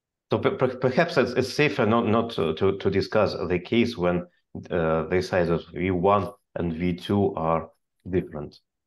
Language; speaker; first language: English; non-native, fluent; Russian